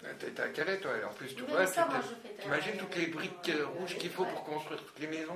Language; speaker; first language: French; native; French